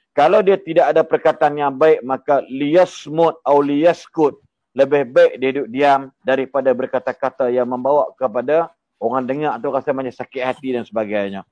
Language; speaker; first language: Malay; native; Malay